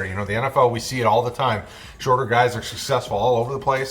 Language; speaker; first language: English; native; English